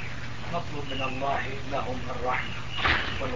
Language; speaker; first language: Arabic; non-native, fluent; Turkish